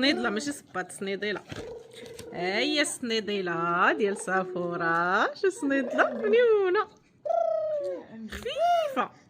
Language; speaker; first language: Arabic; native; Arabic